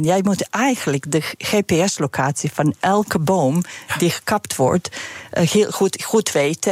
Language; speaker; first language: Dutch; non-native, fluent; Serbian